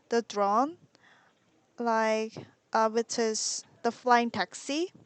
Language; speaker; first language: English; non-native, learner; Korean